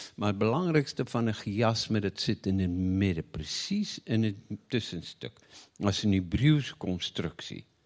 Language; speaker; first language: Dutch; non-native, fluent; Afrikaans